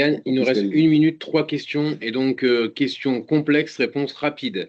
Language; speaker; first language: French; native; French